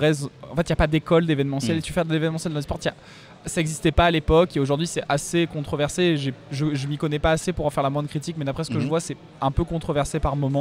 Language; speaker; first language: French; native; French